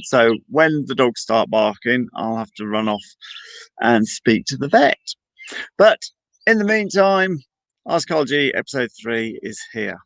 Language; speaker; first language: English; native; English